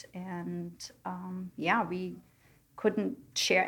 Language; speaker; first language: English; non-native, fluent; German